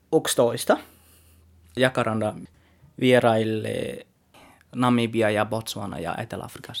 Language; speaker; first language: Finnish; non-native, learner; Tswana